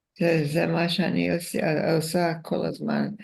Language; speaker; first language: Hebrew; non-native, fluent; Yiddish